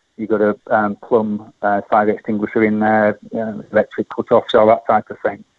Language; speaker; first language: English; native; English